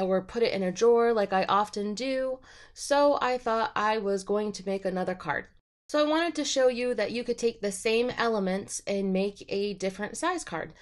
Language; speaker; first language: English; native; English